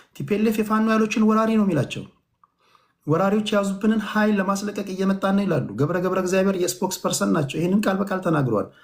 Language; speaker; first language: Amharic; native; Amharic